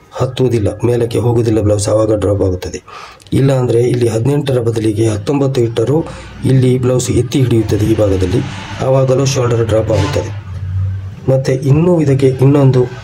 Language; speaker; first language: Kannada; non-native, local second language; Tulu